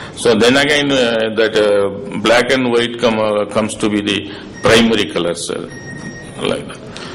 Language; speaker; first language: English; non-native, local second language; Tamil